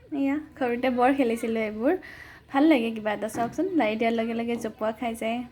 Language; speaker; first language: Assamese; non-native, local second language; Bodo